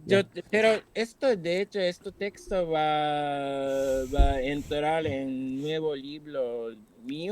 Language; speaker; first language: Spanish; non-native, fluent; Japanese